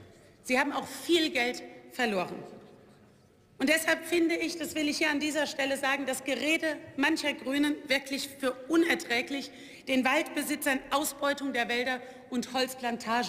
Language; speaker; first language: German; native; German